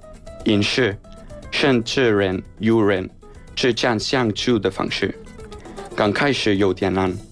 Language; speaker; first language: Chinese; non-native, fluent; Spanish